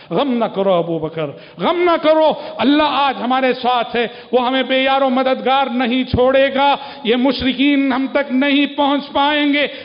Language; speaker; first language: Urdu; native; Urdu